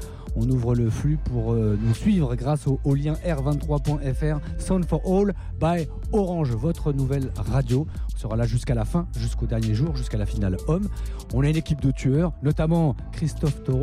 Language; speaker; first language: French; native; French